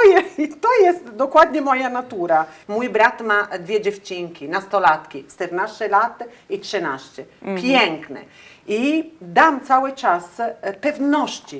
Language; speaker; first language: Polish; non-native, learner; Italian